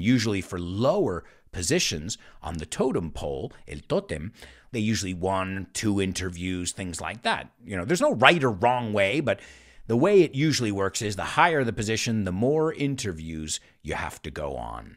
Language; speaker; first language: English; native; English